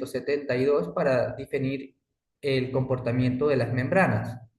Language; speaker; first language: Spanish; native; Spanish